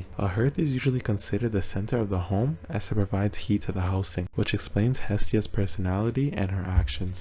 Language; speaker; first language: English; native; English